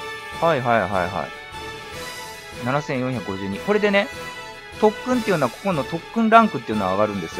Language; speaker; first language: Japanese; native; Japanese